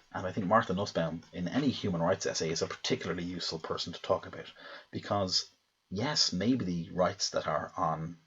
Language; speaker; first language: English; native; English